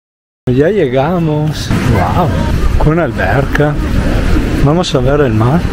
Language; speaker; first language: Spanish; non-native, fluent; Italian